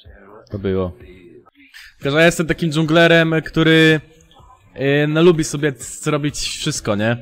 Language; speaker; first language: Polish; native; Polish